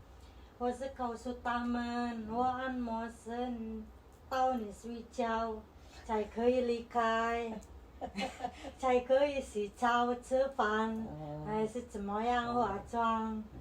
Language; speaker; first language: Chinese; non-native, learner; Indonesian